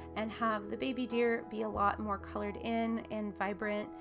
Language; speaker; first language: English; native; English